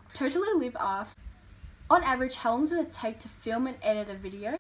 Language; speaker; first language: English; native; English